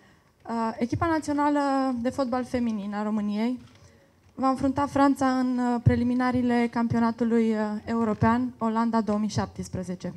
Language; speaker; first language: Romanian; native; Romanian